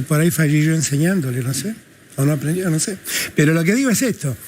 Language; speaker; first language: Spanish; native; Spanish